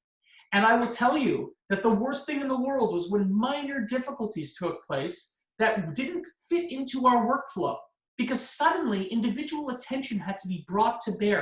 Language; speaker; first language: English; native; English